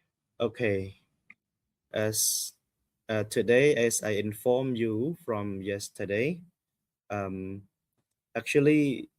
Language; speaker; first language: English; non-native, fluent; Khmer